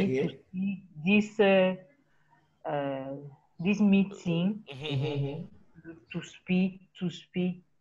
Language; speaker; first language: English; non-native, learner; French